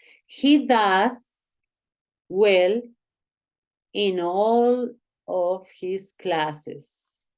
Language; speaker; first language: English; non-native, learner; Spanish